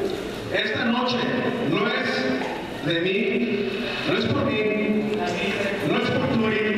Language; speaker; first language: Spanish; early bilingual, heritage; Spanish